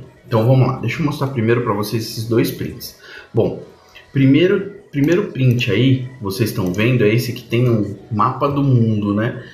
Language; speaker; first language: Portuguese; native; Portuguese